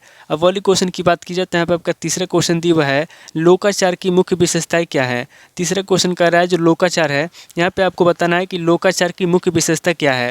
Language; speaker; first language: Hindi; native; Hindi